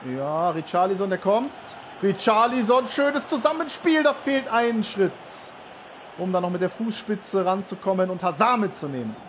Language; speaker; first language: German; native; German